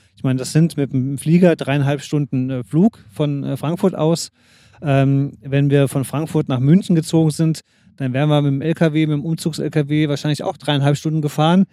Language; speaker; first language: German; native; German